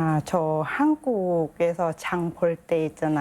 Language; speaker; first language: Korean; non-native, learner; Thai